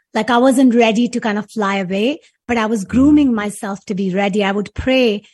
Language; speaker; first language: English; non-native, local second language; Urdu